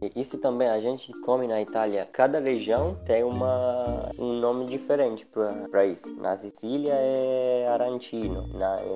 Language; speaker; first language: Portuguese; non-native, learner; Italian